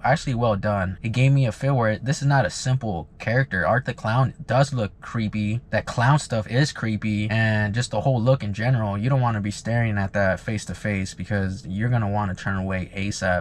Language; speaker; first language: English; native; English